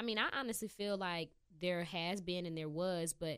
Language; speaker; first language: English; native; English